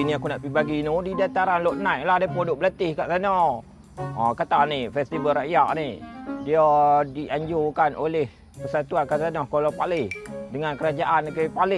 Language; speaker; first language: Malay; native; Malay